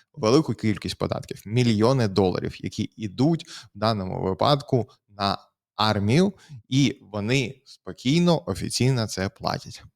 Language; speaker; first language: Ukrainian; native; Ukrainian